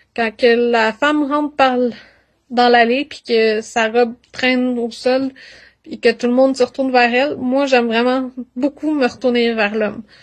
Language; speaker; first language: French; native; French